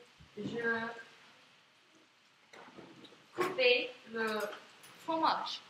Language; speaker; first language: French; non-native, learner; English